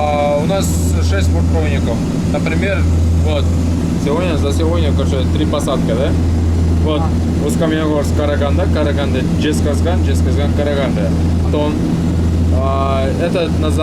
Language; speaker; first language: Russian; native; Russian